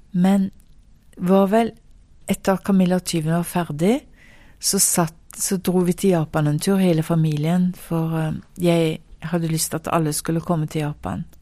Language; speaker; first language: Norwegian; early bilingual, heritage; Norwegian